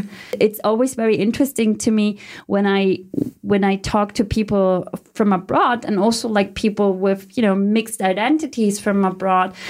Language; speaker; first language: English; early bilingual, heritage; German